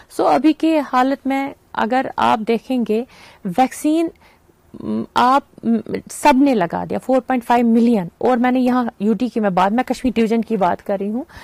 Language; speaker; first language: Hindi; non-native, local second language; Kashmiri